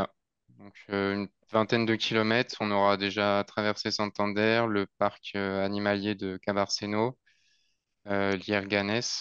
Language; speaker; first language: French; native; French